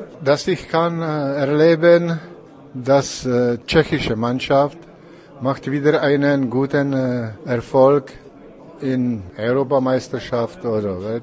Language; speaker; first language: German; non-native, learner; Czech